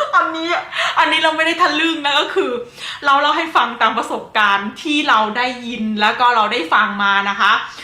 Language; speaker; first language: Thai; native; Thai